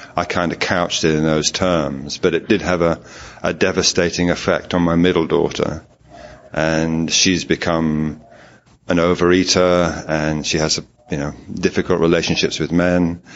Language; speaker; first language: English; native; English